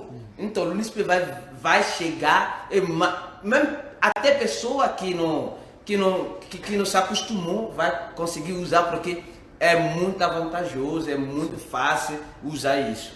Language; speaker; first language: Portuguese; non-native, fluent; French